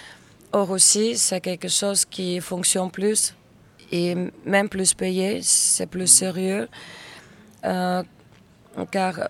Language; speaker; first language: French; non-native, fluent; Russian